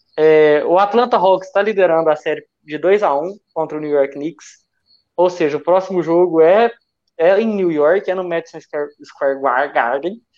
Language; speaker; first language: Portuguese; native; Portuguese